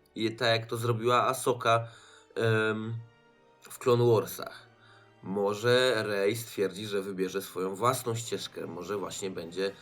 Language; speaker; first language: Polish; native; Polish